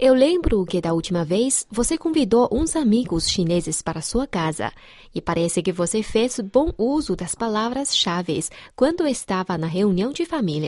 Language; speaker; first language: Portuguese; non-native, fluent; Chinese